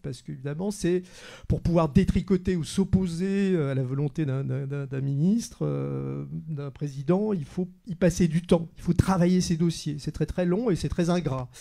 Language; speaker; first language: French; native; French